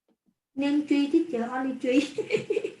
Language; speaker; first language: English; non-native, learner; Vietnamese